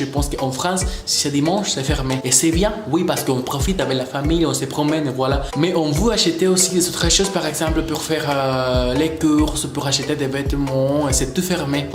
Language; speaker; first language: French; non-native, fluent; Spanish